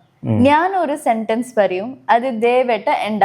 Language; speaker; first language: Malayalam; non-native, learner; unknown